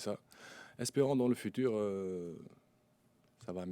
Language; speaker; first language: French; non-native, local second language; Arabic